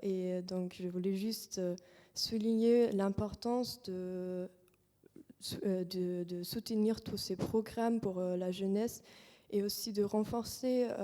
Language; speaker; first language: French; non-native, fluent; German